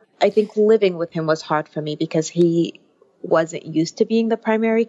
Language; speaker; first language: English; early bilingual, other home language; Arabic